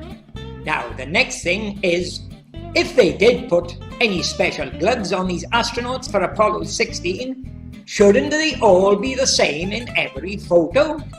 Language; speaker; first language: English; native; English